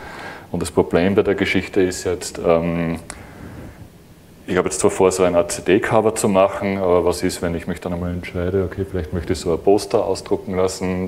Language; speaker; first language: German; native; German